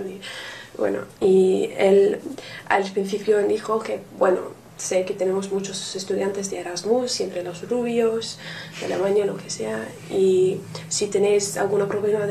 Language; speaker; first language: Spanish; non-native, learner; English